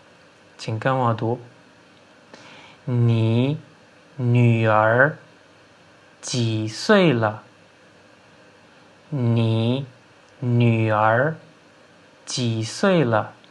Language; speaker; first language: Chinese; non-native, fluent; Turkmen